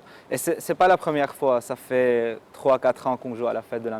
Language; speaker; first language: French; non-native, local second language; Arabic